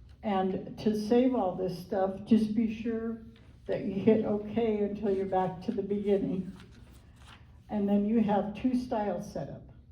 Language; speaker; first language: English; native; English